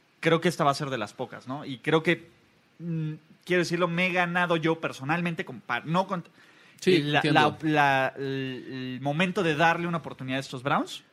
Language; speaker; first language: Spanish; native; Spanish